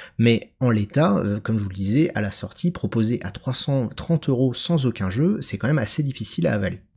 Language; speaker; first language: French; native; French